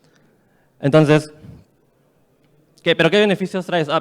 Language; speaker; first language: Spanish; native; Spanish